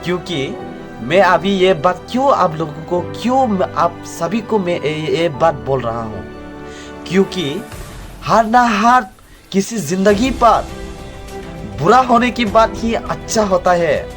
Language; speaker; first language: Hindi; non-native, local second language; Kok Borok